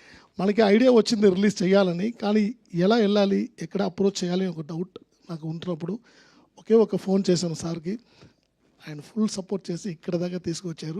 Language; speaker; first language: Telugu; non-native, local second language; Tamil